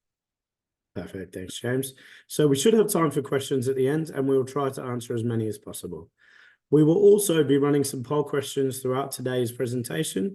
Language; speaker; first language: English; native; English